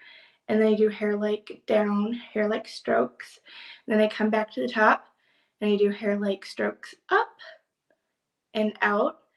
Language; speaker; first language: English; native; English